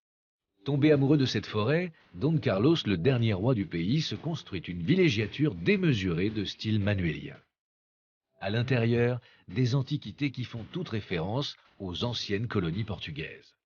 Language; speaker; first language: French; native; French